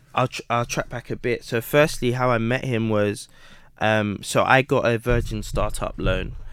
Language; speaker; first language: English; native; English